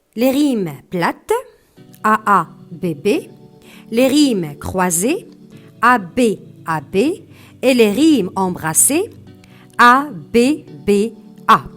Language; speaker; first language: French; non-native, local second language; Arabic